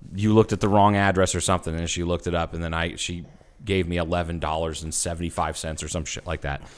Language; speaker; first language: English; native; English